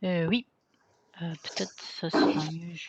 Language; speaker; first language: French; non-native, fluent; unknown